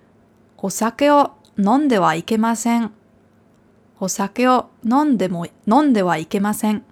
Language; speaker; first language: Japanese; non-native, fluent; German